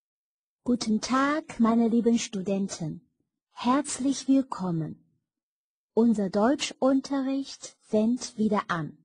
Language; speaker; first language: German; non-native, fluent; Chinese